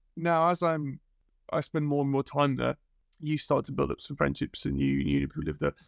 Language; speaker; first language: English; native; English